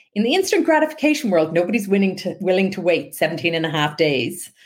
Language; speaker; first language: English; native; English